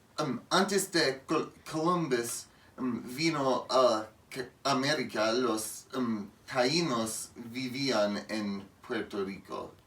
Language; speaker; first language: Spanish; non-native, learner; English